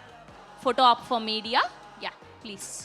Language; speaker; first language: Telugu; native; Telugu